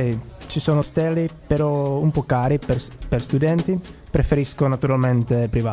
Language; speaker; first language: Italian; non-native, learner; Czech